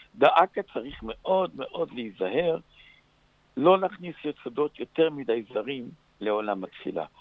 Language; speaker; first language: Hebrew; native; Hebrew